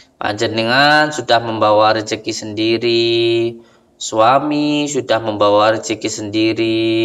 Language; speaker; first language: Indonesian; non-native, local second language; Javanese